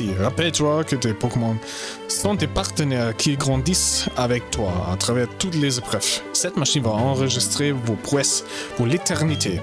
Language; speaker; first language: French; non-native, learner; German